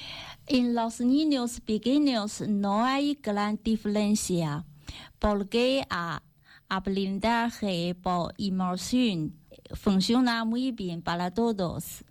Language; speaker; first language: Spanish; non-native, learner; Chinese